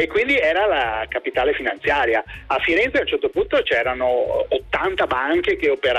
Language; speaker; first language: Italian; native; Italian